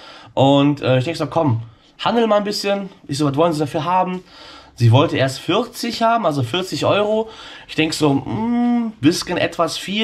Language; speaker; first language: German; native; German